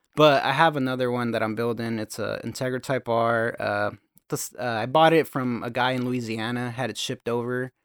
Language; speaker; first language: English; native; English